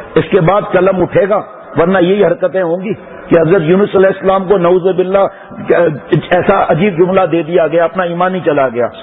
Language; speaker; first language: Urdu; non-native, local second language; Pashto